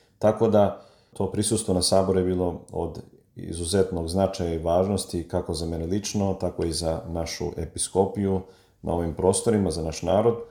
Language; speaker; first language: Serbian; native; Serbian